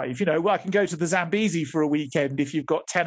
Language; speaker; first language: English; native; English